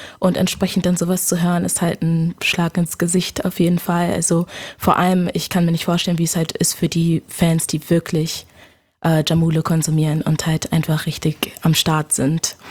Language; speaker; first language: German; early bilingual, other home language; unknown